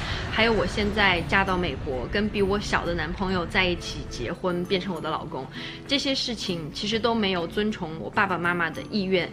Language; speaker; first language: Chinese; native; Chinese